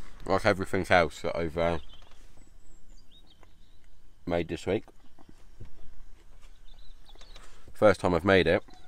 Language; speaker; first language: English; native; English